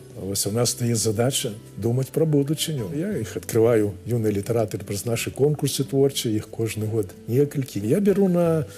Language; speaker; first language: Belarusian; native; Belarusian